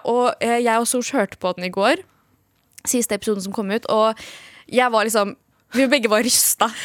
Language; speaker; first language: Norwegian; early bilingual, other home language; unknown